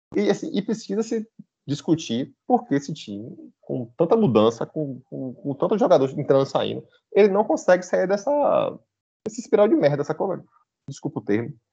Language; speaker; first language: Portuguese; native; Portuguese